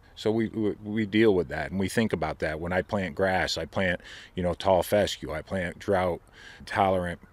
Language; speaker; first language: English; native; English